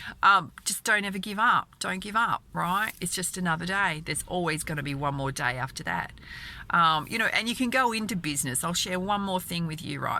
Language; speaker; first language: English; native; English